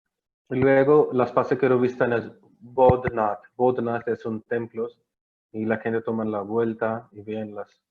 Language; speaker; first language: Spanish; non-native, learner; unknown